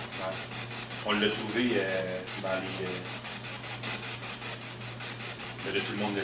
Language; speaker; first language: French; native; French